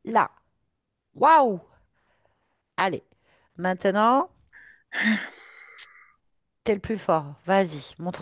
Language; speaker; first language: French; native; French